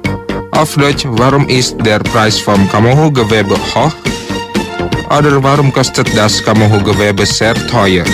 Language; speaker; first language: German; non-native, fluent; Indonesian